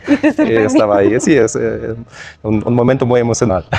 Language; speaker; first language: Spanish; non-native, fluent; German